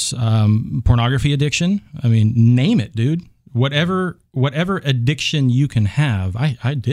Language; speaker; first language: English; native; English